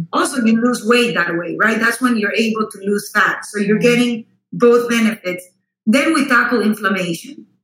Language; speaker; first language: English; non-native, fluent; Spanish